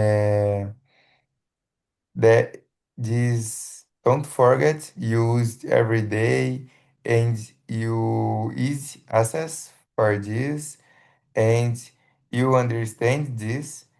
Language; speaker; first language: English; non-native, learner; Portuguese